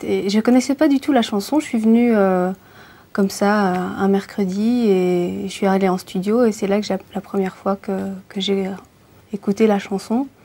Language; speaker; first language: French; early bilingual, other home language; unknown